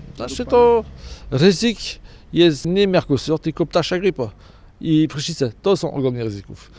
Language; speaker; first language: Polish; non-native, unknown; French